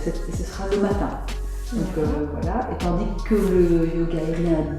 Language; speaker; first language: French; native; French